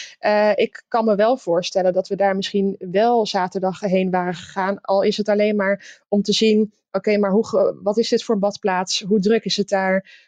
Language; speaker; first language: Dutch; native; Dutch